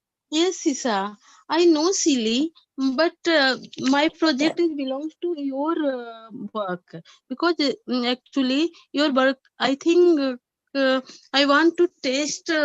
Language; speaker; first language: English; non-native, learner; Hindi